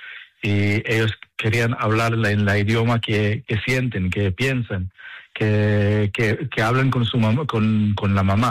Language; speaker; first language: Spanish; early bilingual, heritage; Spanish